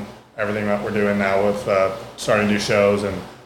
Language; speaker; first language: English; early bilingual, other home language; German